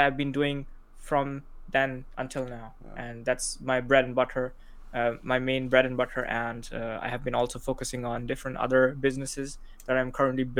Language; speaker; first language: English; non-native, local second language; Urdu